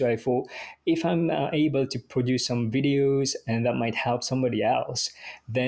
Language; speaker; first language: English; non-native, fluent; Morisyen